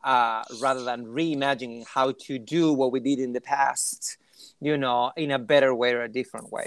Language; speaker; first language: English; non-native, fluent; Spanish